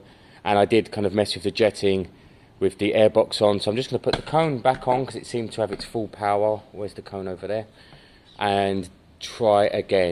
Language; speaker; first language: English; native; English